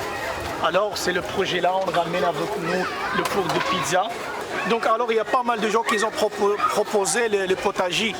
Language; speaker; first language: French; non-native, fluent; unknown